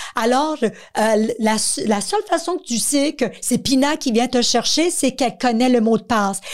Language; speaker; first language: French; native; French